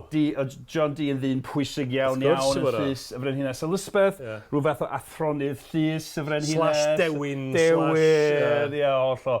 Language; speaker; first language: Welsh; non-native, fluent; English